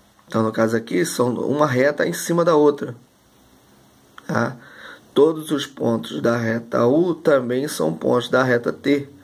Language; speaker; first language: Portuguese; native; Portuguese